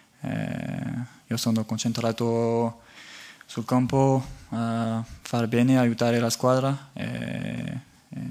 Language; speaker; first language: Italian; non-native, fluent; French